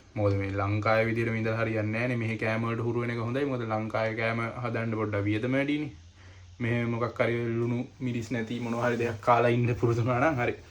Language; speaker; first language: Sinhala; native; Sinhala